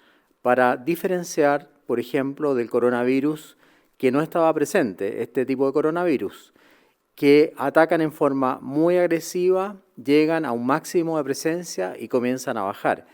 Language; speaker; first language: Spanish; native; Spanish